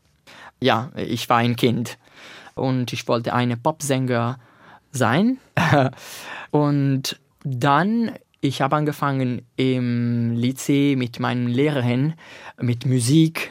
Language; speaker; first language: German; non-native, learner; Italian